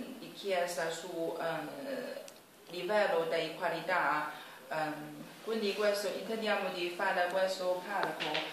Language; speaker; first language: Italian; non-native, learner; Chinese